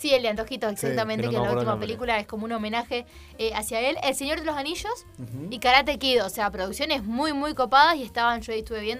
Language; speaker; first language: Spanish; native; Spanish